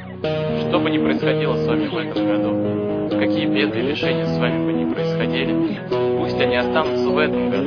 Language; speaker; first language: Russian; native; Russian